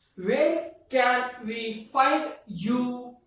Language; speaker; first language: English; non-native, local second language; Kannada